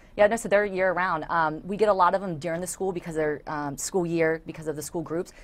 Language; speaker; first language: English; native; English